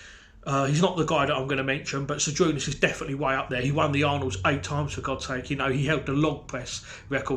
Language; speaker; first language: English; native; English